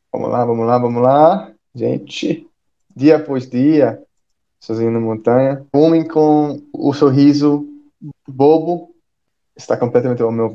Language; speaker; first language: Portuguese; non-native, fluent; English